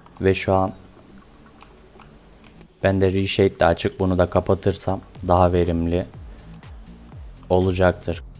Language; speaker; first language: Turkish; native; Turkish